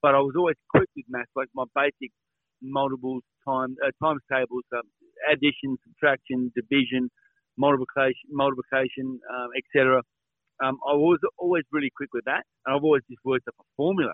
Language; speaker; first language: English; native; English